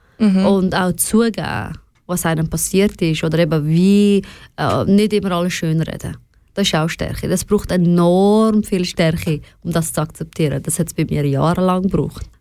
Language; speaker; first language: German; non-native, fluent; Persian